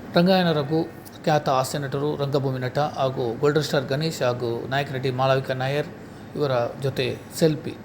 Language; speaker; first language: Kannada; non-native, local second language; Tulu